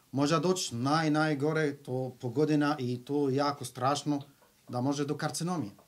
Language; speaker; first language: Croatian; non-native, learner; Arabic